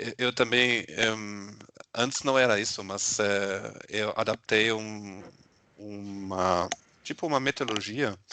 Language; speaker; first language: Portuguese; non-native, fluent; German